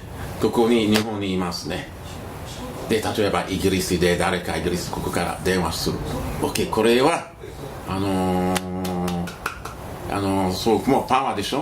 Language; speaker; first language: Japanese; non-native, learner; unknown